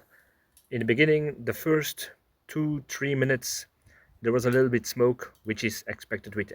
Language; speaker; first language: English; non-native, fluent; Dutch